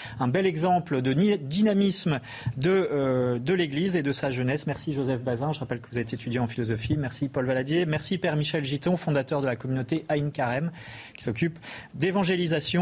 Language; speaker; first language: French; native; French